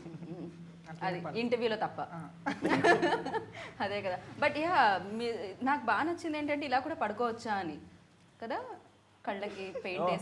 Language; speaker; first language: Telugu; native; Telugu